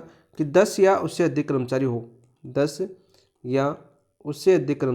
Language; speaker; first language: Hindi; native; Hindi